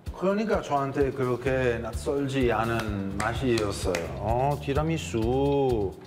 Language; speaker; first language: Korean; non-native, fluent; Italian